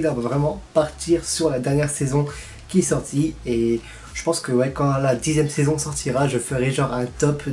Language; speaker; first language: French; native; French